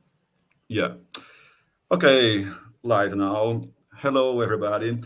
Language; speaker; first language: English; non-native, fluent; Portuguese